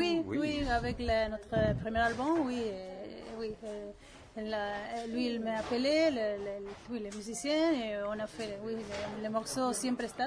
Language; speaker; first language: French; non-native, learner; Spanish